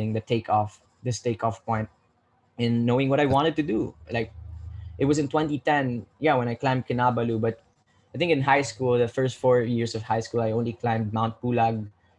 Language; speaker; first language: English; non-native, local second language; Filipino